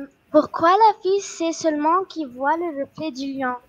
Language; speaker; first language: French; non-native, learner; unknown